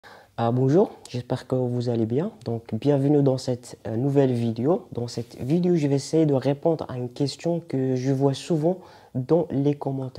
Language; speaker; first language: French; non-native, local second language; Arabic